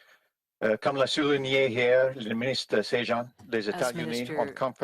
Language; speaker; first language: French; non-native, fluent; English